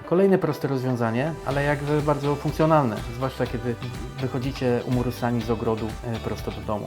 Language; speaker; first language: Polish; native; Polish